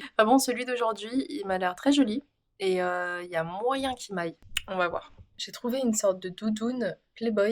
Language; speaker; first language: French; native; French